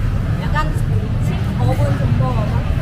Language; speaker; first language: Korean; non-native, fluent; Vietnamese